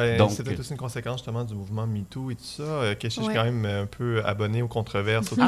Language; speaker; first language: French; native; French